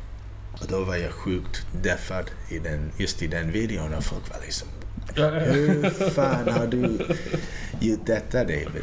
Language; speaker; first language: Swedish; early bilingual, heritage; Swedish